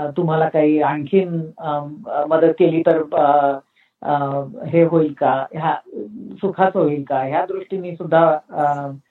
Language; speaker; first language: Marathi; native; Marathi